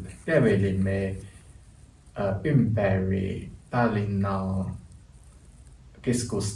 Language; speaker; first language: Finnish; non-native, learner; Chinese